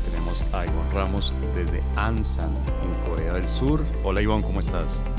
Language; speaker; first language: Spanish; native; Spanish